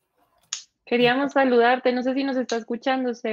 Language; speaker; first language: Spanish; native; Spanish